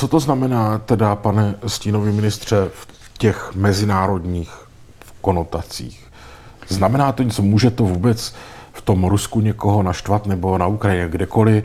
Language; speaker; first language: Czech; native; Czech